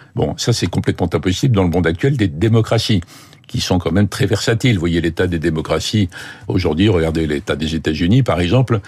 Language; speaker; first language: French; native; French